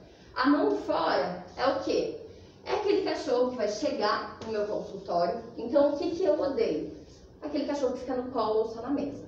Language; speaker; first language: Portuguese; native; Portuguese